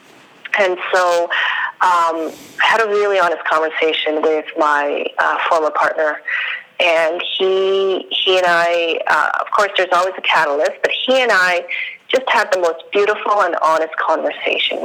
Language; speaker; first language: English; non-native, fluent; Spanish